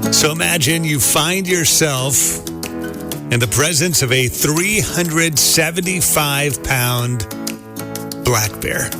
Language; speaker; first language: English; native; English